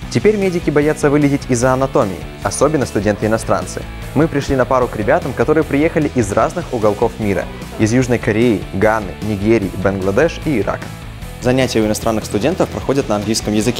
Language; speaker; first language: Russian; native; Russian